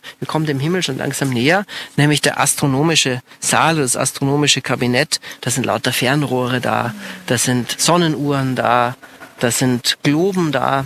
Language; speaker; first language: German; native; German